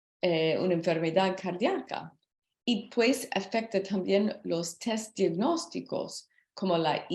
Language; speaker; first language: Spanish; non-native, learner; English